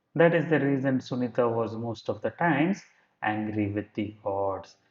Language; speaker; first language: English; non-native, local second language; Kannada